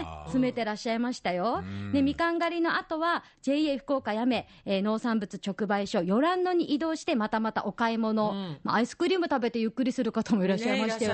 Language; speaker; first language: Japanese; native; Japanese